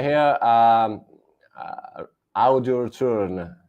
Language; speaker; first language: English; non-native, learner; Italian